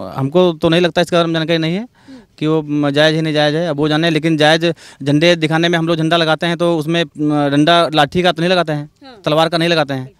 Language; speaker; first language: Hindi; native; Hindi